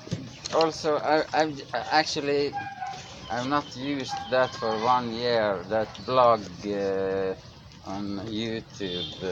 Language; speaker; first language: English; non-native, learner; Norwegian